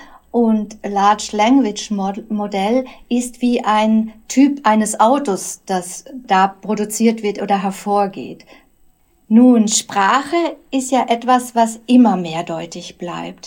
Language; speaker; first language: German; native; German